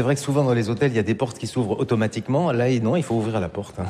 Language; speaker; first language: French; native; French